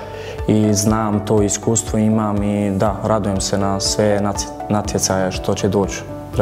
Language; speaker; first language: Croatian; early bilingual, heritage; German